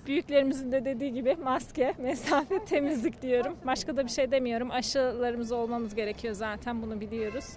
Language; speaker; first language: Turkish; native; Turkish